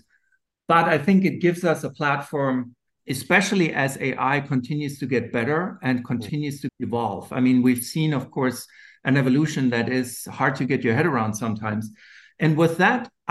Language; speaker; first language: English; non-native, fluent; German